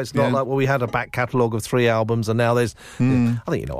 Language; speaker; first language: English; native; English